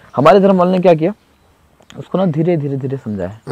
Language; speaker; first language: Hindi; native; Hindi